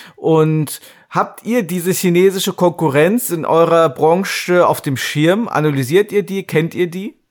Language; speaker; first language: German; native; German